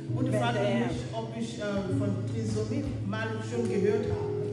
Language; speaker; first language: German; non-native, fluent; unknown